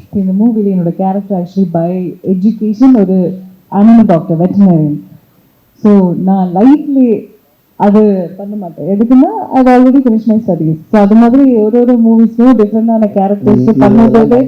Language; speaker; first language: Tamil; early bilingual, heritage; Tamil